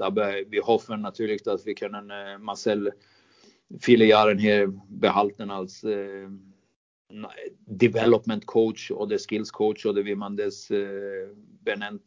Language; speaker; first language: German; non-native, fluent; Swedish